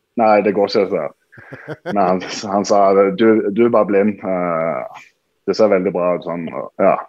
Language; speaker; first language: Norwegian; native; Norwegian